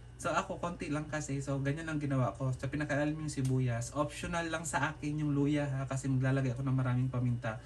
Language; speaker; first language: Filipino; non-native, local second language; Iloko